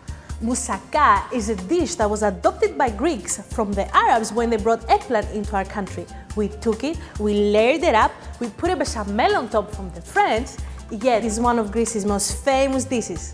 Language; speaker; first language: English; non-native, fluent; Greek